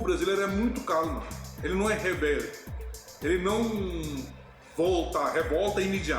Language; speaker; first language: Portuguese; non-native, fluent; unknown